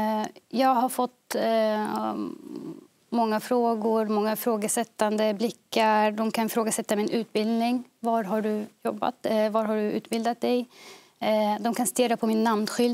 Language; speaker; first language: Swedish; early bilingual, other home language; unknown